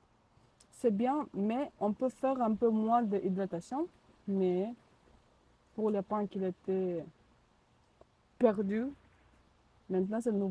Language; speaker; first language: French; non-native, learner; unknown